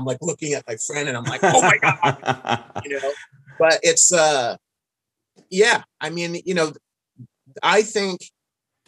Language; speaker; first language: English; native; English